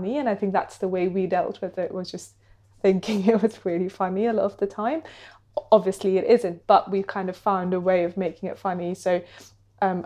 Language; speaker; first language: English; non-native, local second language; Hindi